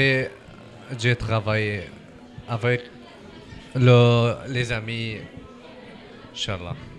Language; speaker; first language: French; non-native, learner; Arabic